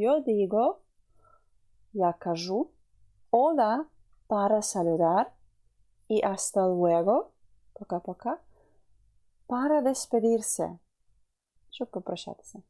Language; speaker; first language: Spanish; non-native, fluent; Ukrainian